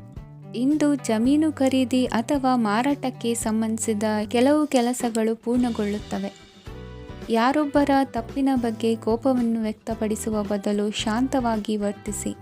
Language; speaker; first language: Kannada; native; Kannada